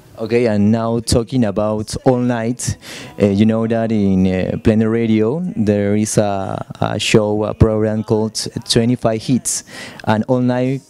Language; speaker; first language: English; non-native, learner; Spanish